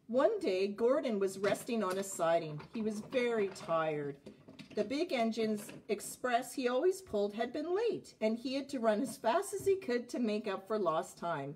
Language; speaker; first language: English; native; English